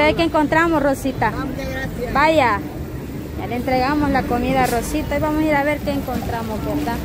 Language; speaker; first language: Spanish; native; Spanish